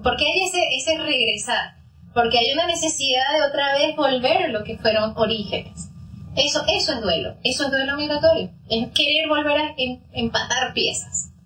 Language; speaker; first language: Spanish; native; Spanish